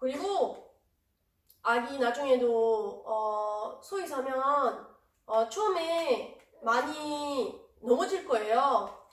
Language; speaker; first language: Korean; non-native, learner; French